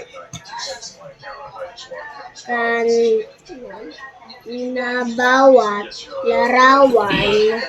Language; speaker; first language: Filipino; non-native, local second language; Bikol